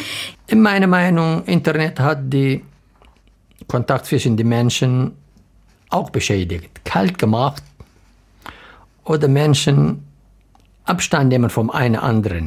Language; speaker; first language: German; non-native, learner; Arabic